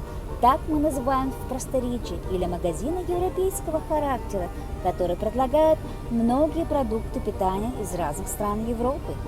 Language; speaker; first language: Russian; non-native, local second language; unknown